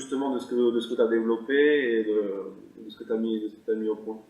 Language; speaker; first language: French; native; French